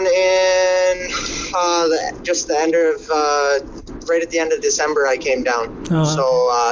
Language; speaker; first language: English; native; English